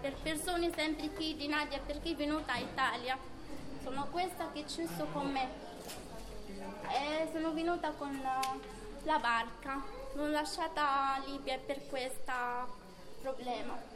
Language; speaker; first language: Italian; non-native, learner; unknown